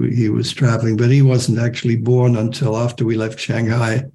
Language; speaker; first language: English; non-native, local second language; German